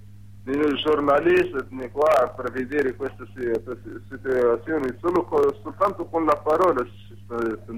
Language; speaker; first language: Italian; non-native, learner; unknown